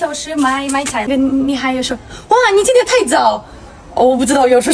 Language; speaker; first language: Chinese; non-native, learner; Ukrainian